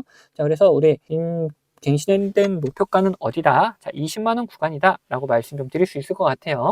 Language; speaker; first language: Korean; native; Korean